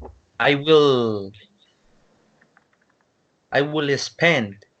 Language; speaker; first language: English; non-native, learner; Spanish